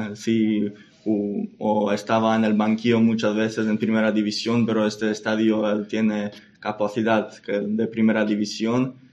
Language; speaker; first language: Spanish; non-native, fluent; English